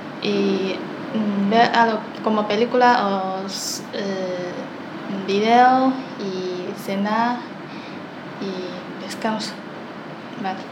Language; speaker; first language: Spanish; non-native, learner; Chinese